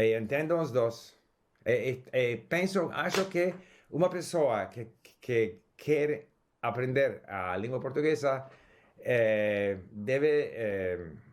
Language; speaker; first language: Portuguese; non-native, learner; Japanese